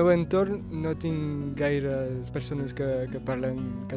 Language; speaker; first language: Catalan; non-native, local second language; French